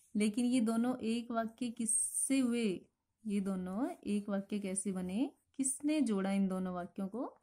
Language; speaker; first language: Hindi; native; Hindi